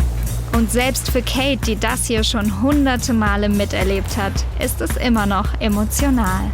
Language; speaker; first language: German; native; German